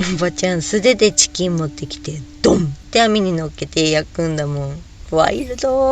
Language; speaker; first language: Japanese; native; Japanese